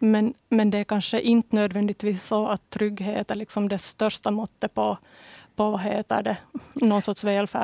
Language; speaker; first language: Swedish; native; Swedish